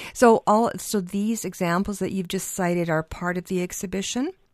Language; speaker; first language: English; early bilingual, other home language; Ukrainian